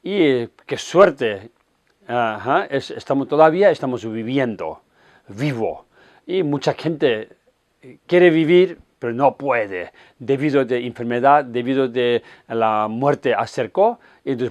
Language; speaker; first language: Spanish; non-native, fluent; Tibetan